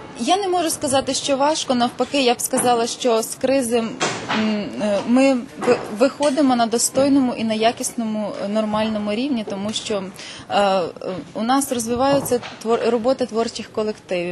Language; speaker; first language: Ukrainian; native; Ukrainian